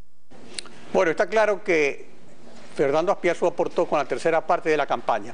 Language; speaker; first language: Spanish; native; Spanish